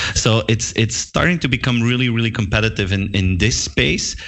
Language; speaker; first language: English; non-native, fluent; Dutch